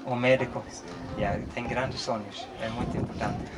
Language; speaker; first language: Portuguese; non-native, learner; Swedish